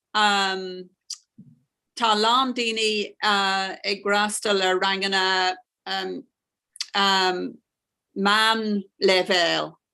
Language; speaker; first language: Irish; non-native, local second language; English